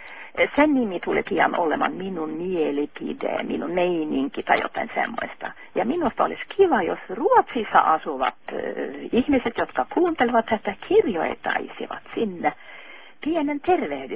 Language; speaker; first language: Finnish; non-native, fluent; Norwegian